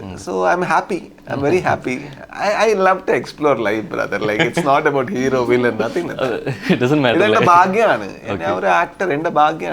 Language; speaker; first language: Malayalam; non-native, local second language; Kannada